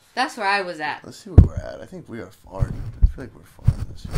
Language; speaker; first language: English; native; English